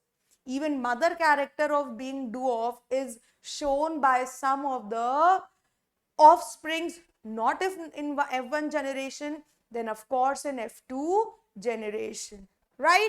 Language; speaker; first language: English; non-native, local second language; Hindi